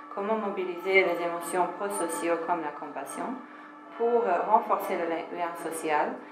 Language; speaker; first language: French; non-native, fluent; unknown